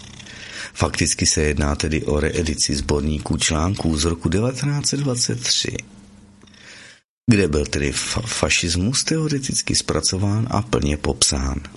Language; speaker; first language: Czech; native; Czech